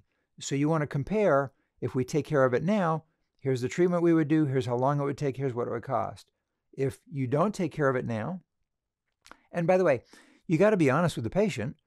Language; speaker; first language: English; native; English